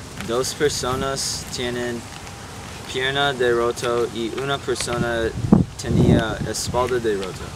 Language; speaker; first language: Spanish; non-native, learner; English